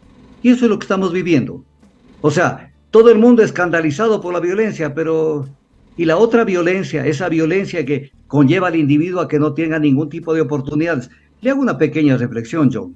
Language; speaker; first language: Spanish; native; Spanish